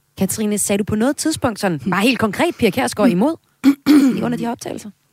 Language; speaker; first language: Danish; native; Danish